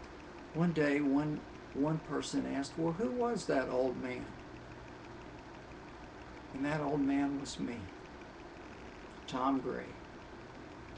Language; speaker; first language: English; native; English